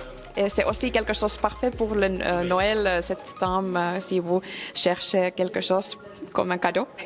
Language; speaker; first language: French; non-native, learner; Finnish